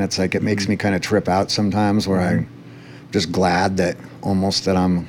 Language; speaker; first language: English; native; English